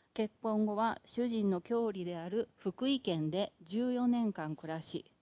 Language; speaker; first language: Japanese; native; Japanese